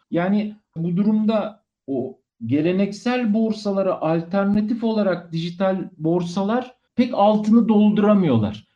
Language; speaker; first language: Turkish; native; Turkish